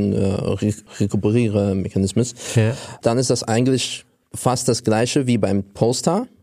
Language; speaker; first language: German; non-native, fluent; Russian